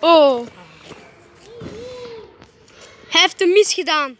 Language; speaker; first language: Dutch; non-native, local second language; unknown